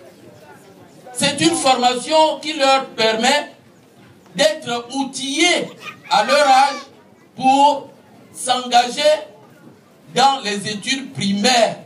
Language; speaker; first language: French; non-native, local second language; Fang